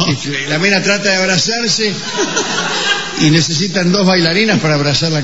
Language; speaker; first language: Spanish; native; Spanish